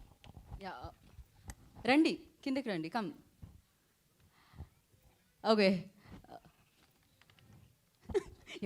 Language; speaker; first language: Telugu; native; Telugu